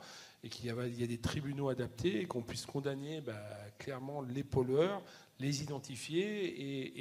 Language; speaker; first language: French; native; French